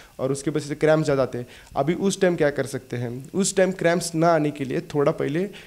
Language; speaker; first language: Hindi; non-native, local second language; Marathi